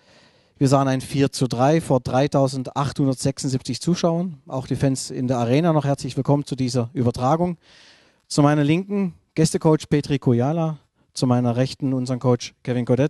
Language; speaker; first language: German; native; German